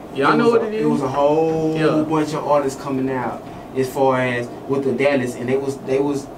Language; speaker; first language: English; native; English